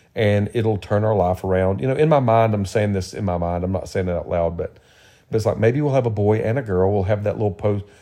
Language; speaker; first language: English; native; English